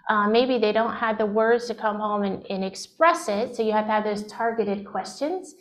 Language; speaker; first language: English; native; English